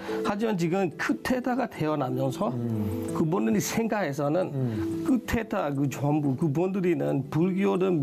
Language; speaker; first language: Korean; non-native, learner; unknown